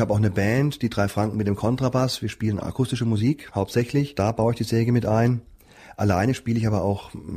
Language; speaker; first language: German; native; German